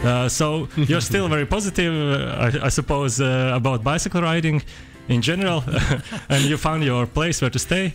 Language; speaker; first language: English; non-native, fluent; Latvian